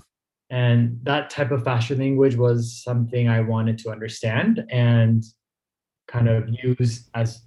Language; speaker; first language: English; native; English